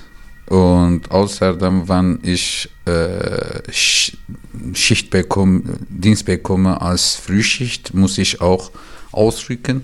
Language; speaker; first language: German; non-native, learner; Turkish